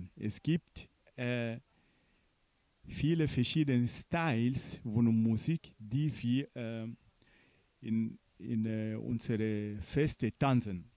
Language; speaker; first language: German; non-native, fluent; Portuguese